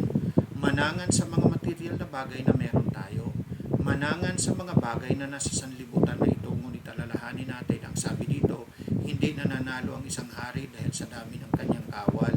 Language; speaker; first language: Filipino; native; Filipino